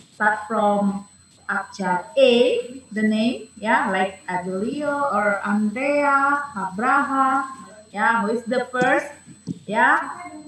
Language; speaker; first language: English; non-native, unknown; Indonesian